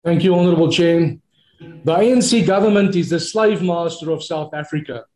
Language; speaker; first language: English; non-native, local second language; Afrikaans